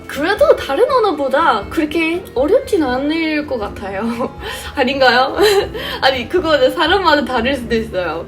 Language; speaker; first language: Korean; non-native, fluent; English